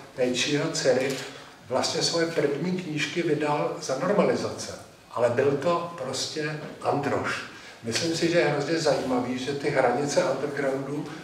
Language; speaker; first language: Czech; native; Czech